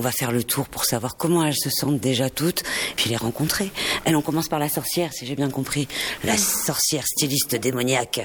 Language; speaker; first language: French; native; French